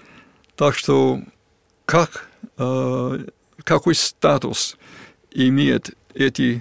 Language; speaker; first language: Russian; non-native, fluent; English